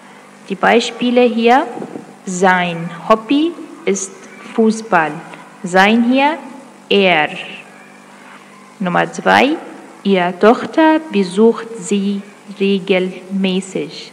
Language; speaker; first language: German; non-native, fluent; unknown